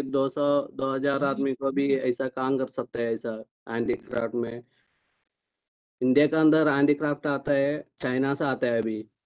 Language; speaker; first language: Hindi; non-native, local second language; Malayalam